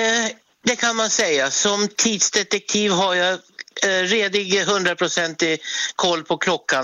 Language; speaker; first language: Swedish; native; Swedish